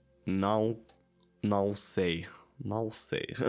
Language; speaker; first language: Portuguese; non-native, learner; German